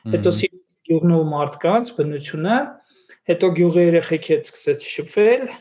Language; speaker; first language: Armenian; native; Armenian